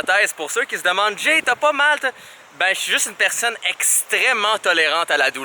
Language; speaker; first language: French; native; French